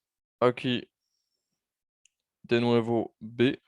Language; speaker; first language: Spanish; non-native, fluent; French